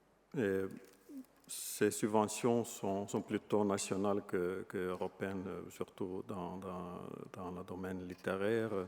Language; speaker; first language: French; non-native, fluent; Estonian